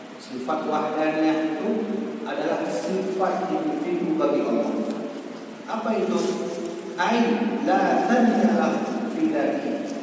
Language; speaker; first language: Malay; non-native, local second language; Achinese